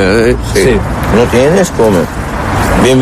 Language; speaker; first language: Spanish; non-native, learner; Arabic